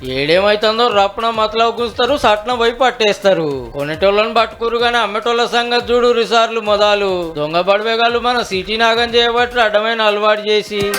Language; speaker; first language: Telugu; native; Telugu